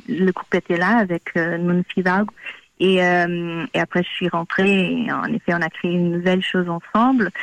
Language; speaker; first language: French; non-native, fluent; Portuguese